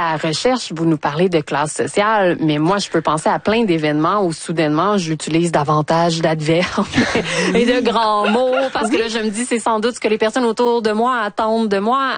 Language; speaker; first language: French; native; French